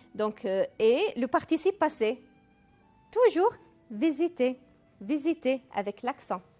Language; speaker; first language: French; non-native, fluent; Arabic